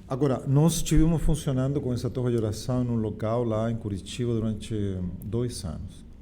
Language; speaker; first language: Portuguese; non-native, fluent; Spanish